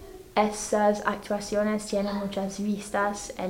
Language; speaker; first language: Spanish; non-native, fluent; English